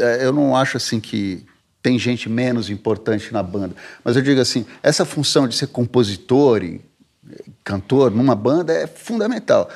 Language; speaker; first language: Portuguese; early bilingual, heritage; Portuguese